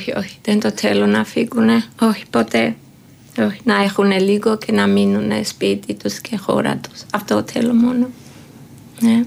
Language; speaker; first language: Greek; non-native, fluent; Georgian